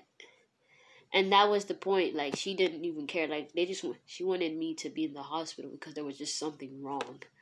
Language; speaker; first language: English; early bilingual, other home language; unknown